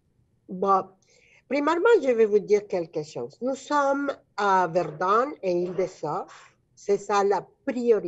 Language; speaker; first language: French; non-native, fluent; Spanish